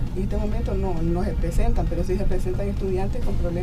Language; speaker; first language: Spanish; native; Spanish